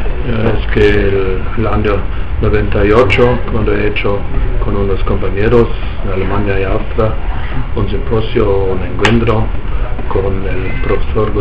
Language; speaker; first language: Spanish; non-native, fluent; German